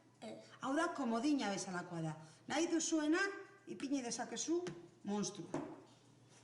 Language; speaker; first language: Basque; non-native, local second language; Spanish